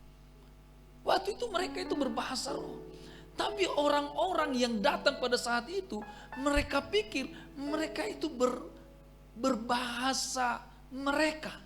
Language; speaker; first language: Indonesian; native; Indonesian